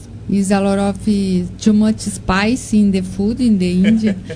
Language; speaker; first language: English; non-native, learner; Portuguese